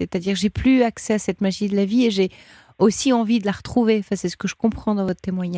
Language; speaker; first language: French; native; French